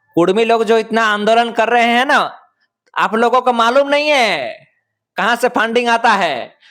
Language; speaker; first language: Hindi; non-native, local second language; Bangla